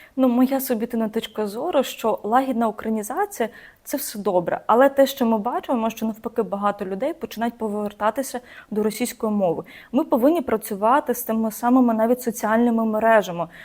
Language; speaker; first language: Ukrainian; non-native, local second language; Russian